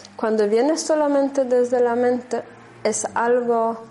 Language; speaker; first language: Spanish; non-native, fluent; German